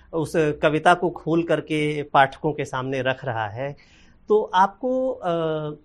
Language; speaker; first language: Hindi; native; Hindi